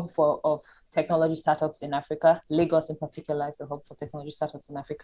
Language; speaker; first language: English; non-native, local second language; Yoruba